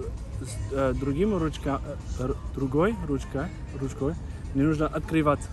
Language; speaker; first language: Russian; non-native, learner; German